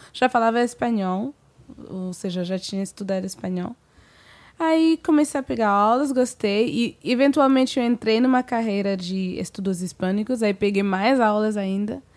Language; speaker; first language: Portuguese; non-native, fluent; French